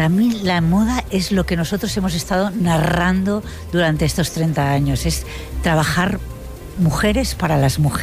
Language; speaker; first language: Spanish; non-native, local second language; Catalan